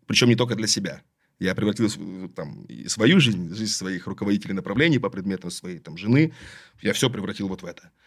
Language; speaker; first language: Russian; native; Russian